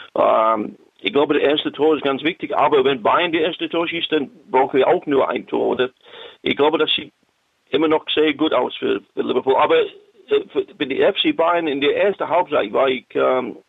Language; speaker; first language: German; non-native, learner; English